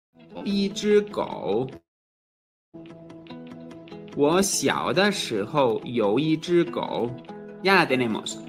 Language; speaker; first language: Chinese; non-native, fluent; Spanish